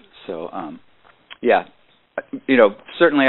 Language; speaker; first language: English; native; English